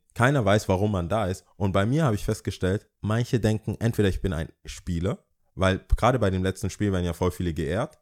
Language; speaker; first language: German; early bilingual, other home language; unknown